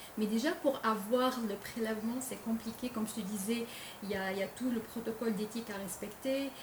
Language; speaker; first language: French; non-native, local second language; Arabic